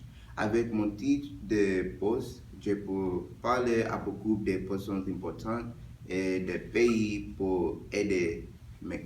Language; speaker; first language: French; non-native, learner; English